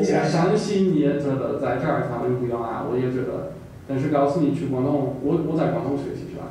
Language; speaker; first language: Chinese; non-native, learner; English